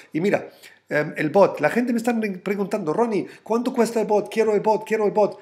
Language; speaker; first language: Spanish; non-native, fluent; German